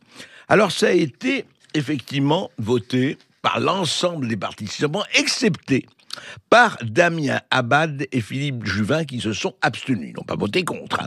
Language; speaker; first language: French; native; French